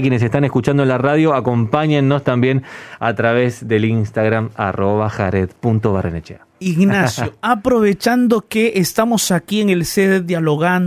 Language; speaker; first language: Spanish; native; Spanish